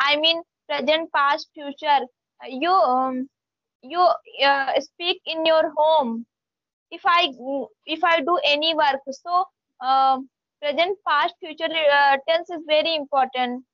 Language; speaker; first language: English; non-native, learner; Hindi